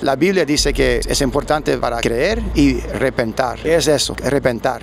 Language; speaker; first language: Spanish; non-native, learner; English